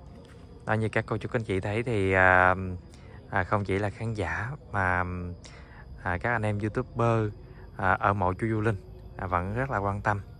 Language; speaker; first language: Vietnamese; native; Vietnamese